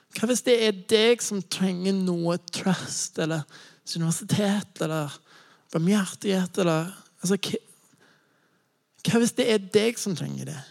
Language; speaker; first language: Norwegian; non-native, fluent; English